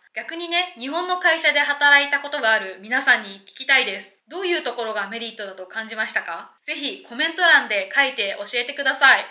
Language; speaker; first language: Japanese; native; Japanese